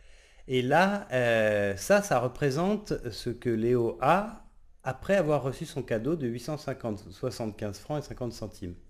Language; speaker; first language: French; native; French